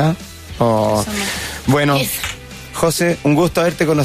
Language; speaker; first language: Spanish; native; Spanish